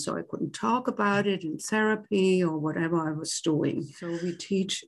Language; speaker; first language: English; non-native, fluent; German